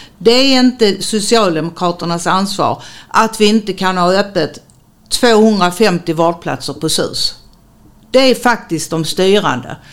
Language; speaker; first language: Swedish; native; Swedish